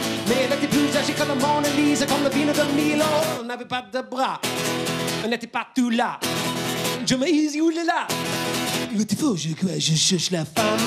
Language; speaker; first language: French; non-native, fluent; English